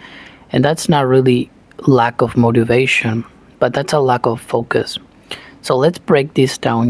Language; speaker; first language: English; non-native, fluent; Spanish